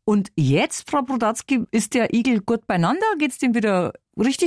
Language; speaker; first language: German; native; German